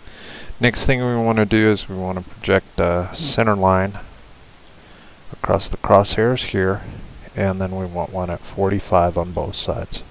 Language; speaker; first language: English; native; English